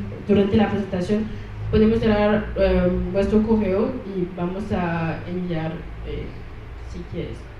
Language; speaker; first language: Spanish; non-native, learner; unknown